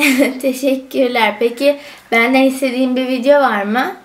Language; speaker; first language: Turkish; native; Turkish